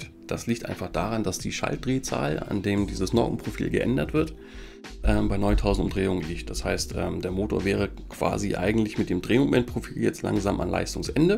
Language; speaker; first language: German; native; German